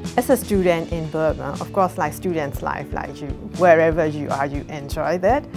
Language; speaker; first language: English; non-native, fluent; Burmese